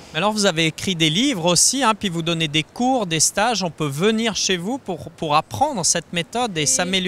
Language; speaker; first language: French; native; French